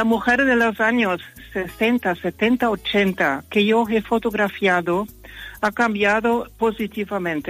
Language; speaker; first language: Spanish; non-native, fluent; German